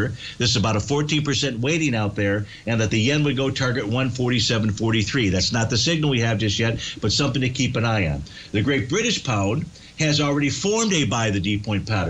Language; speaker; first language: English; native; English